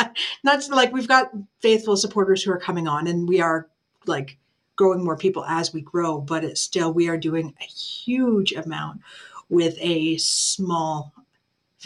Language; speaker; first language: English; native; English